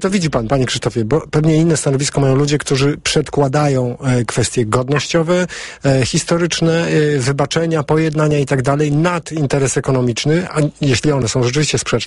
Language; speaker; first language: Polish; native; Polish